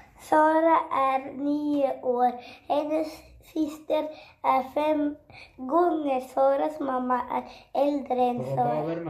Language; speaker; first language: Swedish; early bilingual, other home language; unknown